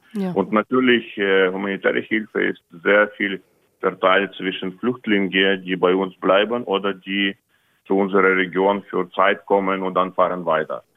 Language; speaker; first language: German; non-native, fluent; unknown